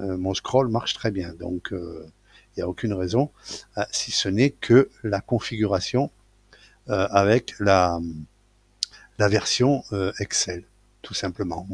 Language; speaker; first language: French; native; French